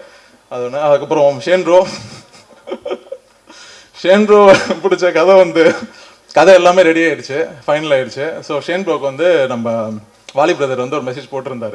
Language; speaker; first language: Tamil; native; Tamil